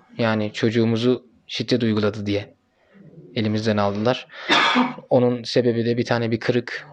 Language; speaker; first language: Turkish; early bilingual, heritage; Turkish